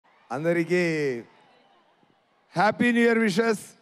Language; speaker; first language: Telugu; non-native, fluent; Tamil